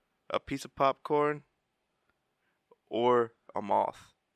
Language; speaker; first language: English; early bilingual, other home language; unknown